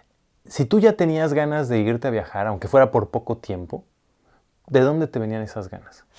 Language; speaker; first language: Spanish; native; Spanish